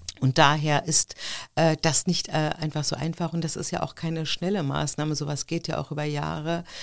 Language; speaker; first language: German; early bilingual, other home language; Turkish